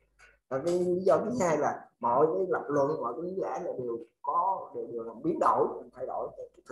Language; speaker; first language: Vietnamese; native; Vietnamese